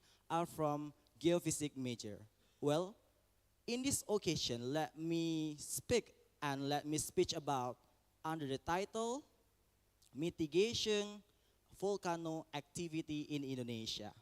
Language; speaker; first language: English; non-native, learner; Indonesian